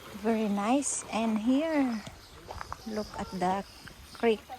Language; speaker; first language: English; non-native, learner; Filipino